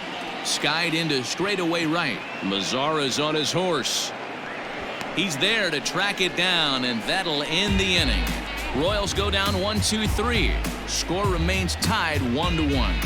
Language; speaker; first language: English; native; English